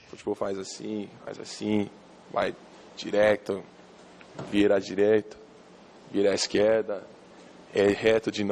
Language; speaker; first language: Portuguese; non-native, learner; English